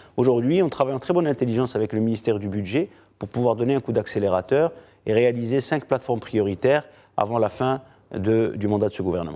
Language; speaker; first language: French; non-native, local second language; Arabic